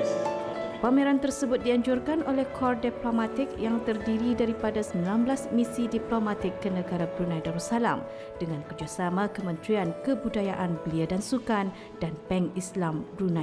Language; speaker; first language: Malay; native; Malay